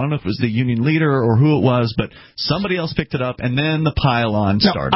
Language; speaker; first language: English; native; English